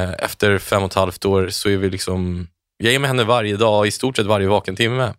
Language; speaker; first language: Swedish; native; Swedish